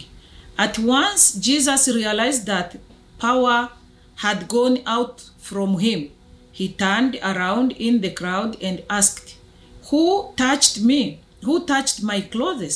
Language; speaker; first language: English; non-native, local second language; Kinyarwanda